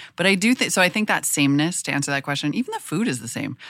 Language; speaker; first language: English; native; English